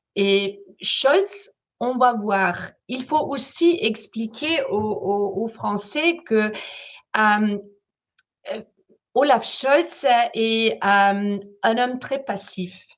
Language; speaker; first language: French; non-native, fluent; German